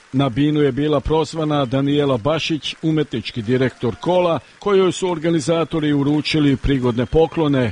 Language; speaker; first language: Serbian; early bilingual, heritage; Serbian